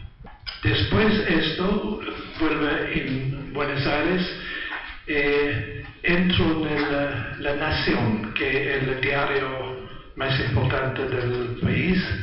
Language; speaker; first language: Spanish; non-native, learner; Italian